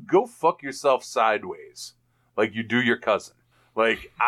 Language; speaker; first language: English; native; English